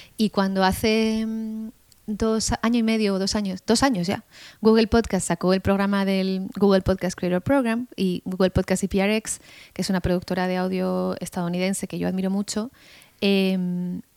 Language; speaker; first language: Spanish; native; Spanish